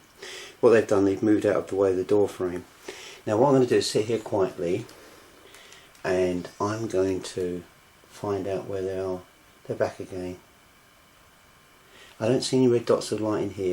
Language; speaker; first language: English; native; English